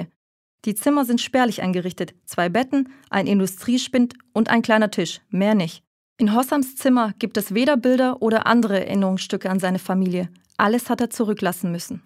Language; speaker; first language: German; native; German